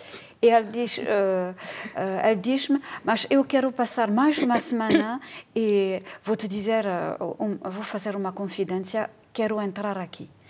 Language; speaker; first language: Portuguese; non-native, fluent; French